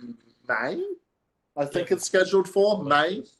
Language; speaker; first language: English; native; English